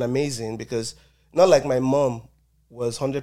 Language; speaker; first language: English; non-native, local second language; Igbo